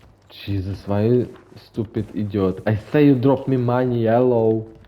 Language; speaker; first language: English; non-native, learner; Ukrainian